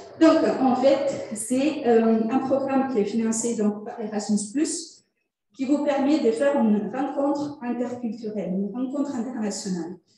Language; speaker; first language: French; non-native, fluent; Italian